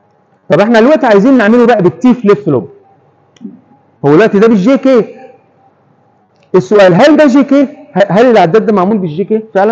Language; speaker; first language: Arabic; native; Arabic